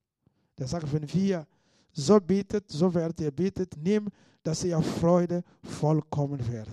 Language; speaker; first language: German; non-native, fluent; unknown